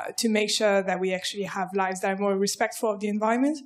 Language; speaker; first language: English; native; English